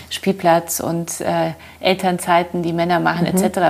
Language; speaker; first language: German; early bilingual, other home language; Polish